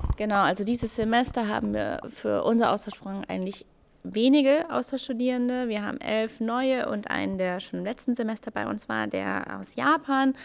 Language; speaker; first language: German; native; German